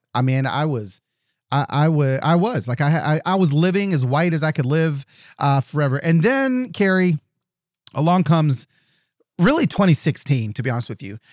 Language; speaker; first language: English; early bilingual, other home language; Yoruba